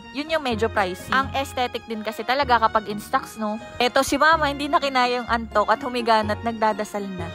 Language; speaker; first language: Filipino; native; Filipino